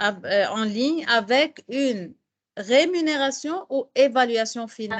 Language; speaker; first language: French; non-native, fluent; Arabic